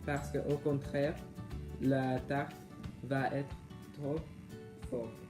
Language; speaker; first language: French; non-native, learner; English